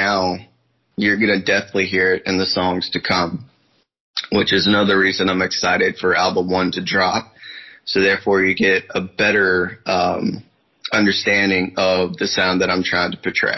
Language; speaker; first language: English; native; English